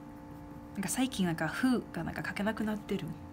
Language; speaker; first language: Japanese; non-native, fluent; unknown